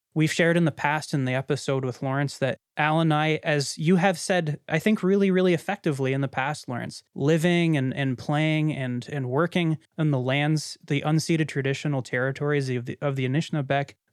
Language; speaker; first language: English; native; English